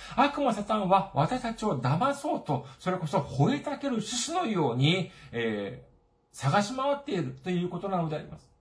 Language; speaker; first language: Japanese; non-native, fluent; Korean